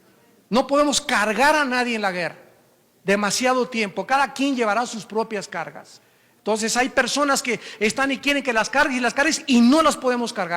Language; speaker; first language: Spanish; native; Spanish